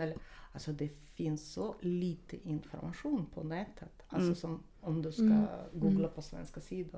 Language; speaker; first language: Swedish; non-native, fluent; Russian